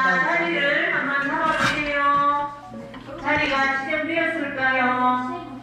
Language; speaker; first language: Korean; native; Korean